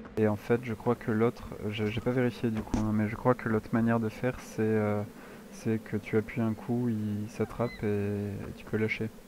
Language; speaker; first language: French; native; French